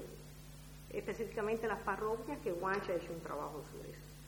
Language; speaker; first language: Spanish; native; Spanish